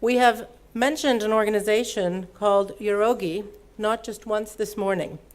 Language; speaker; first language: English; non-native, fluent; Latvian